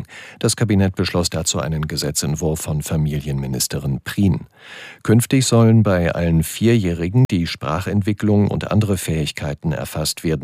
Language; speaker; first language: German; native; German